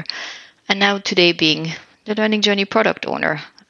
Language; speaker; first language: English; non-native, fluent; French